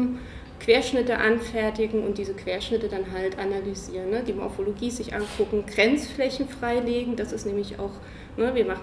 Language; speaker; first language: German; native; German